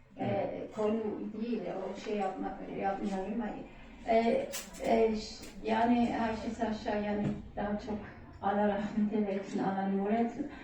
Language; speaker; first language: Turkish; non-native, learner; German